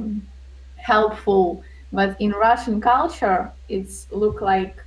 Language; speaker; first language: English; non-native, learner; Russian